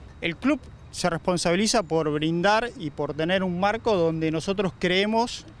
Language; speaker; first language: Spanish; native; Spanish